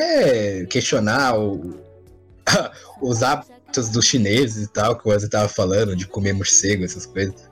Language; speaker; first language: Portuguese; native; Portuguese